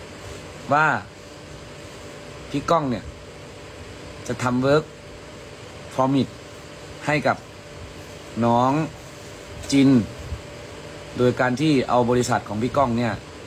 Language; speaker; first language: Thai; native; Thai